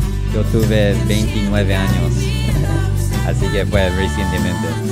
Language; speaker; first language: Spanish; non-native, learner; English